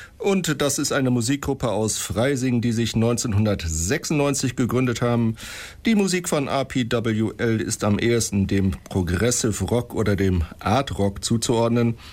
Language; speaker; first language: German; native; German